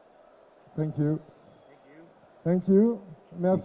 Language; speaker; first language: English; non-native, fluent; French